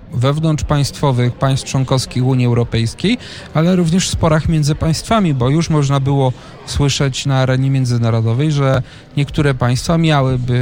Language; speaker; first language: Polish; native; Polish